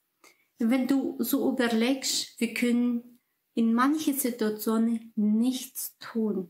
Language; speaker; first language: German; non-native, fluent; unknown